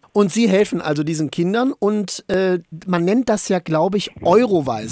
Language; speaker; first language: German; native; German